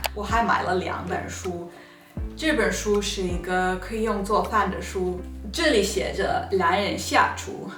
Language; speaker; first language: Chinese; non-native, learner; Spanish